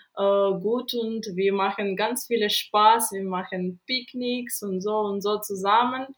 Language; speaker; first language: German; non-native, learner; Ukrainian